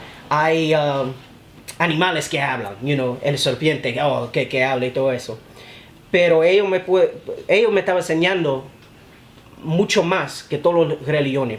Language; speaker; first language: Spanish; early bilingual, heritage; Spanish